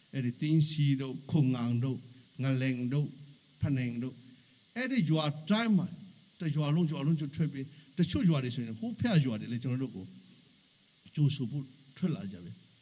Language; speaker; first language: Burmese; non-native, local second language; Hakha Chin